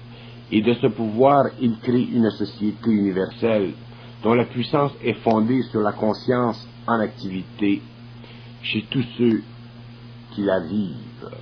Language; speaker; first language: French; native; French